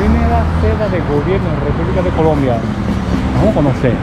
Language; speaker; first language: Spanish; non-native, learner; Japanese